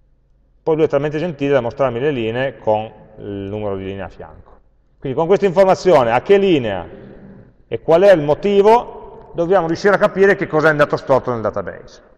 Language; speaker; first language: Italian; native; Italian